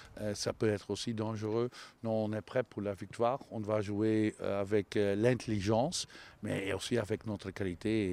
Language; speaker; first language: French; non-native, local second language; Dutch